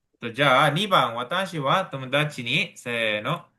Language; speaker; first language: Japanese; non-native, fluent; Filipino